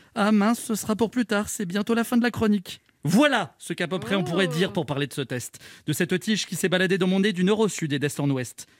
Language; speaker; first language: French; native; French